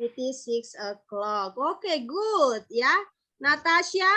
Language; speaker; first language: English; non-native, fluent; Indonesian